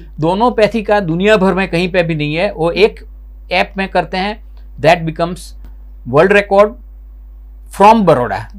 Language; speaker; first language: Hindi; non-native, local second language; Gujarati